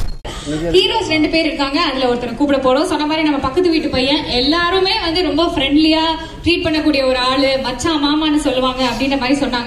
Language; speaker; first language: Tamil; native; Tamil